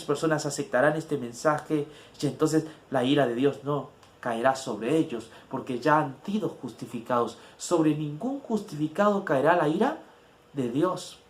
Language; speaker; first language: Spanish; native; Spanish